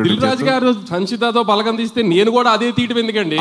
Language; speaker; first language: Telugu; native; Telugu